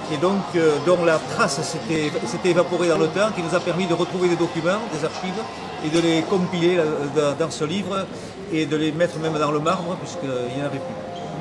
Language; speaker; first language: French; native; French